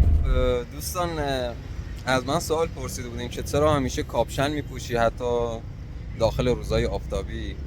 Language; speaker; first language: Persian; native; Persian